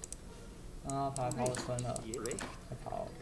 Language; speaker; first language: Chinese; native; Chinese